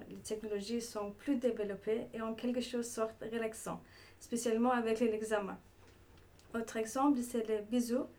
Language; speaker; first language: French; non-native, learner; Danish